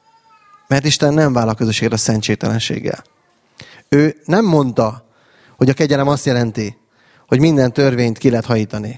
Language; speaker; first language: Hungarian; native; Hungarian